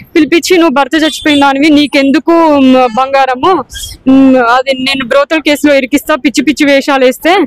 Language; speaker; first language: Telugu; native; Telugu